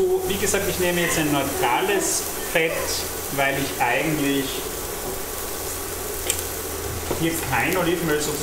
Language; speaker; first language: German; native; German